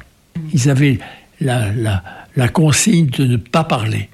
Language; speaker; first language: French; native; French